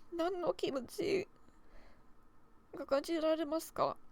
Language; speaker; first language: Japanese; non-native, learner; English